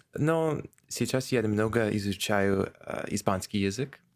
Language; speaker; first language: Russian; non-native, learner; English